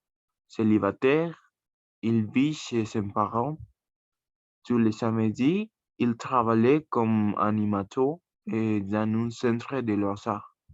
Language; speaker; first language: French; non-native, learner; Spanish